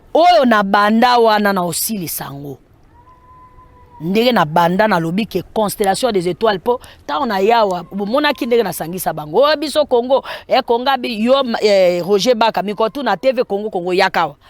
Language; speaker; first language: Lingala; native; Lingala